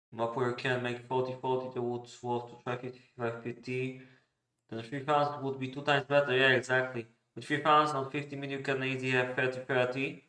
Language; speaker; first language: English; non-native, fluent; Polish